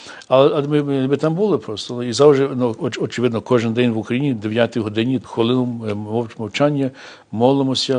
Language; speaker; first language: Ukrainian; early bilingual, heritage; English